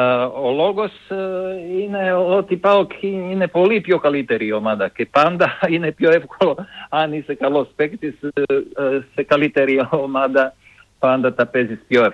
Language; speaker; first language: Greek; non-native, fluent; Serbian